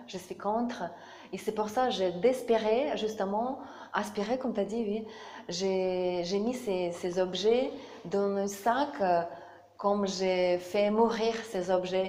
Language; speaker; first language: French; non-native, learner; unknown